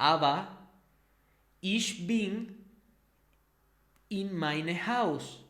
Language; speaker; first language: German; non-native, learner; Spanish